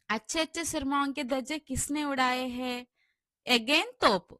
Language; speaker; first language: Hindi; non-native, local second language; Telugu